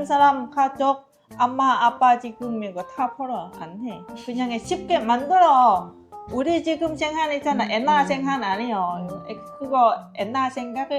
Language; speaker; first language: Korean; non-native, learner; Lao